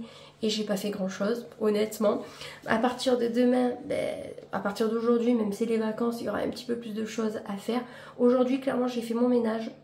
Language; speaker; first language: French; native; French